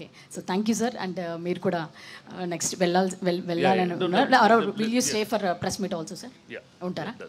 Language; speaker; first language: Telugu; native; Telugu